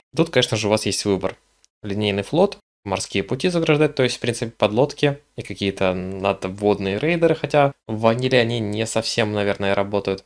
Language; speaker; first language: Russian; native; Russian